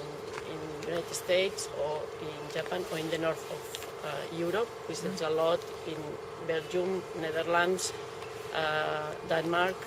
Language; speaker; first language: English; non-native, learner; Catalan